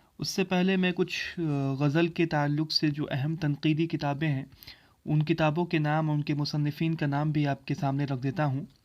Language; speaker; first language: Urdu; native; Urdu